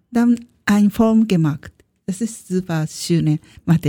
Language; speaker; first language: German; non-native, learner; Japanese